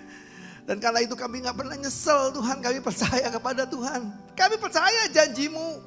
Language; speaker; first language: Indonesian; native; Indonesian